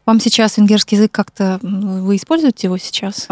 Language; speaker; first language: Russian; native; Russian